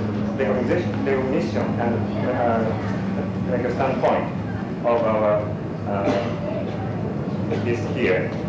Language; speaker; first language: English; non-native, learner; Japanese